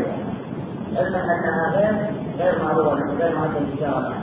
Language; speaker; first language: Arabic; native; Arabic